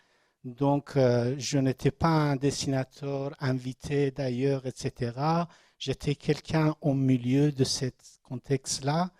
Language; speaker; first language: French; non-native, learner; Persian